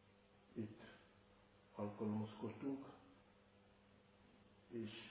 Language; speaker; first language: Hungarian; non-native, fluent; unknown